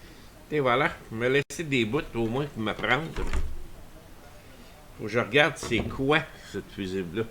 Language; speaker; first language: French; native; French